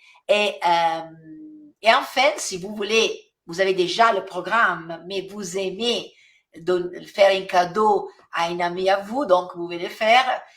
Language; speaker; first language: French; non-native, fluent; Italian